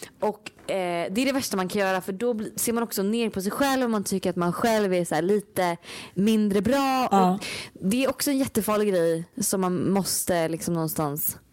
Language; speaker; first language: Swedish; native; Swedish